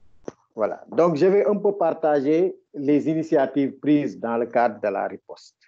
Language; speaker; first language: French; non-native, local second language; Wolof